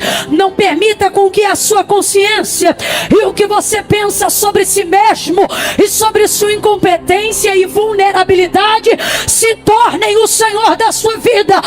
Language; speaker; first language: Portuguese; native; Portuguese